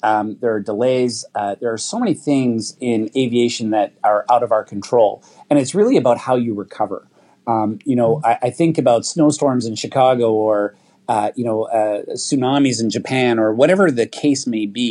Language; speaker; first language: English; native; English